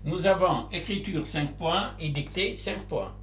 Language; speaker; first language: French; non-native, local second language; Arabic